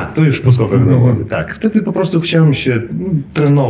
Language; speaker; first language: Polish; non-native, fluent; Russian